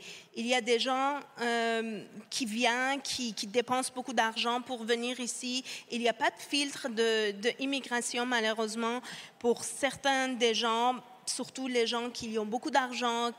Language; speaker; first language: French; non-native, fluent; Persian